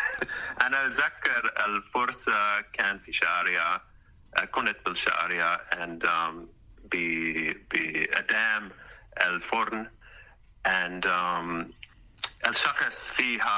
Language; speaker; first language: Arabic; non-native, learner; English